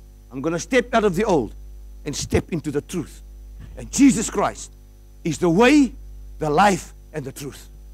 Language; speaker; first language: English; non-native, local second language; Afrikaans